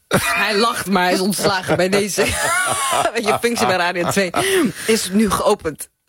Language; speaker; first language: Dutch; early bilingual, other home language; Persian